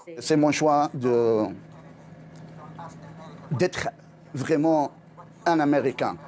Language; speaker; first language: French; non-native, local second language; Arabic